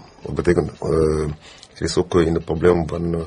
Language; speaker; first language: Dutch; non-native, fluent; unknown